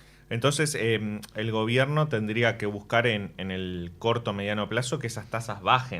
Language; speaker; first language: Spanish; native; Spanish